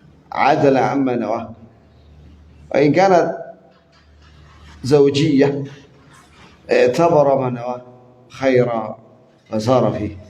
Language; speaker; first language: Arabic; non-native, fluent; Indonesian